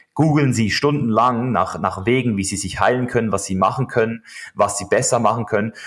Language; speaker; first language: German; native; German